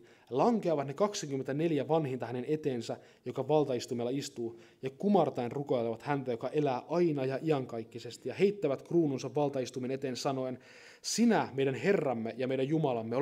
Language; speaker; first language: Finnish; native; Finnish